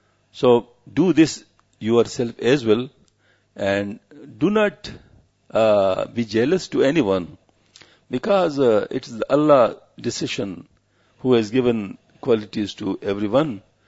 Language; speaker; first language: English; non-native, local second language; Pashto